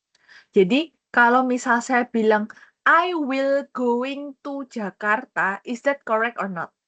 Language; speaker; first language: English; non-native, fluent; Indonesian